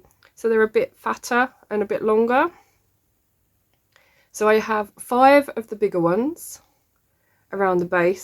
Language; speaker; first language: English; native; English